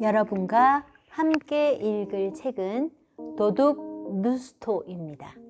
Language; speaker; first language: Korean; native; Korean